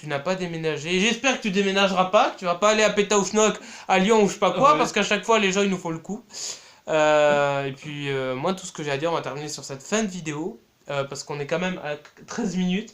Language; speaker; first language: French; native; French